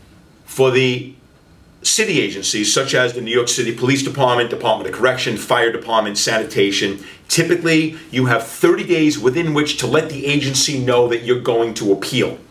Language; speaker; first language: English; native; English